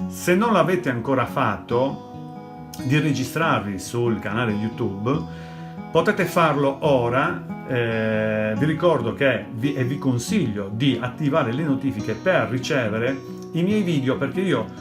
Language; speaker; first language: Italian; native; Italian